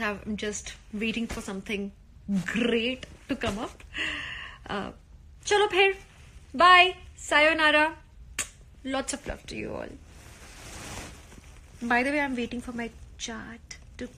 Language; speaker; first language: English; non-native, local second language; Hindi